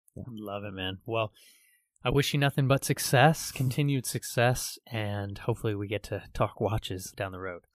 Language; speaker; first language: English; native; English